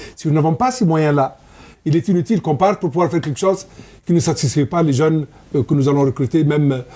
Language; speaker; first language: French; non-native, local second language; Arabic